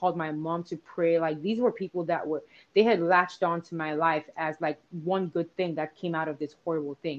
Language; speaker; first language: English; non-native, local second language; Igbo